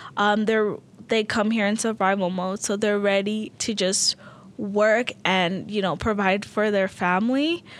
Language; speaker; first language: English; early bilingual, other home language; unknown